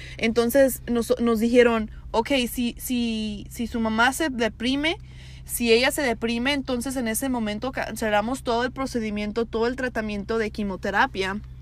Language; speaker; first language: Spanish; early bilingual, heritage; Spanish